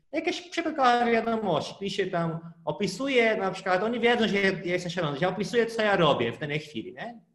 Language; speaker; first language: Polish; non-native, fluent; Portuguese